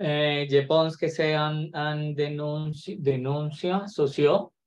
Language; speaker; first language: French; non-native, learner; Spanish